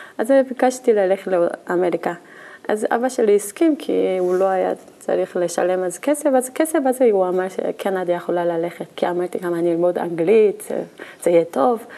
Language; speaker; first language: Hebrew; non-native, learner; Korean